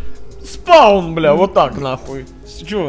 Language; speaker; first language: Russian; native; Russian